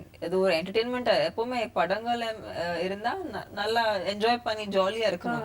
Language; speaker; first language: Tamil; non-native, fluent; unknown